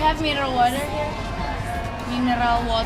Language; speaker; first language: English; non-native, learner; Indonesian